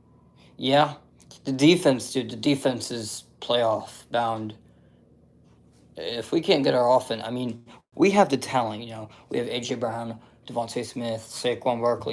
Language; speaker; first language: English; native; English